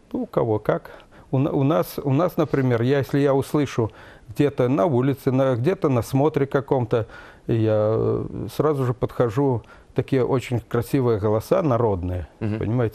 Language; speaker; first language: Russian; native; Russian